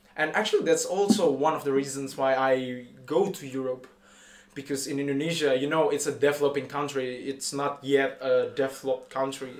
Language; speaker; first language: English; non-native, fluent; Indonesian